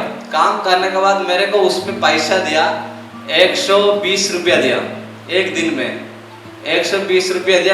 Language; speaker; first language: Hindi; non-native, local second language; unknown